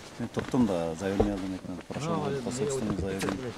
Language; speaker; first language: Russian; non-native, local second language; Bashkir